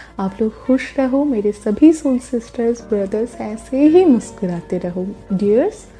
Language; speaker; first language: Hindi; non-native, local second language; Bangla